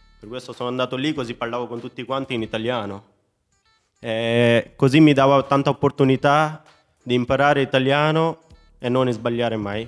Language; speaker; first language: Italian; non-native, fluent; Hindi